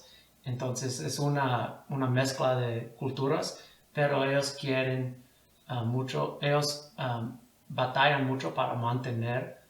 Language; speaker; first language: Spanish; non-native, fluent; English